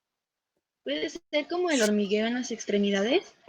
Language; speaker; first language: Spanish; native; Spanish